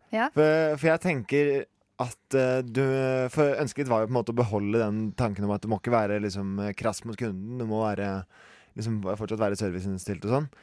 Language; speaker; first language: Norwegian; native; Norwegian